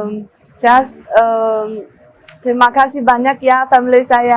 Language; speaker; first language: Indonesian; non-native, learner; Chinese